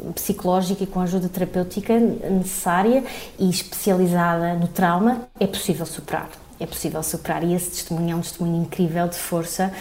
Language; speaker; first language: Portuguese; native; Portuguese